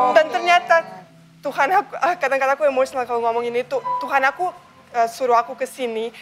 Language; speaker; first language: Indonesian; non-native, fluent; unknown